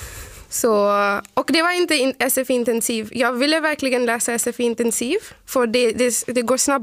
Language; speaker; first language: Swedish; non-native, fluent; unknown